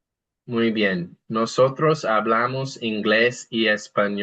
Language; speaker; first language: Spanish; non-native, fluent; English